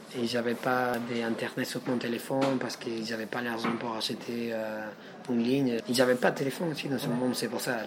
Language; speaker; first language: French; non-native, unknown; Spanish